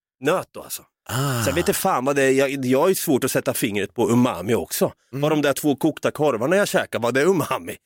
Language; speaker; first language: Swedish; native; Swedish